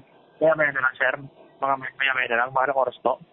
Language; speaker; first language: Filipino; native; Filipino